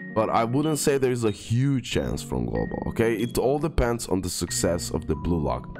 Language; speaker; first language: English; non-native, fluent; Croatian